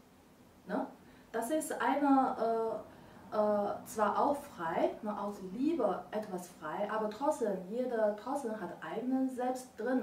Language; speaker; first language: German; non-native, learner; Chinese